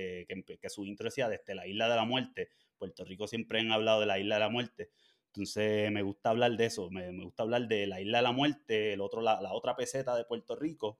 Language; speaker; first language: Spanish; native; Spanish